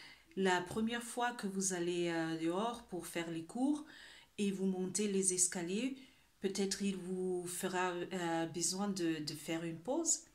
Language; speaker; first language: French; non-native, fluent; Spanish